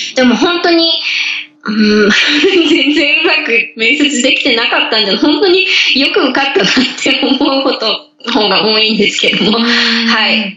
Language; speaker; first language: Japanese; native; Japanese